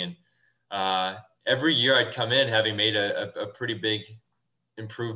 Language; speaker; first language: English; native; English